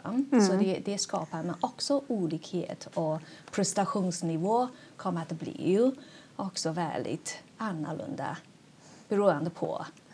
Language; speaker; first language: Swedish; non-native, fluent; Chinese